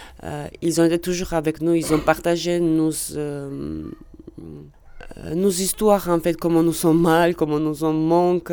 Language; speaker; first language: French; non-native, learner; Georgian